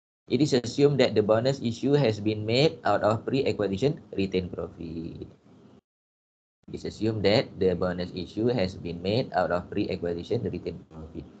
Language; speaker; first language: English; non-native, local second language; Malay